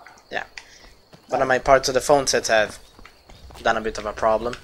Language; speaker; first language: English; non-native, fluent; Swedish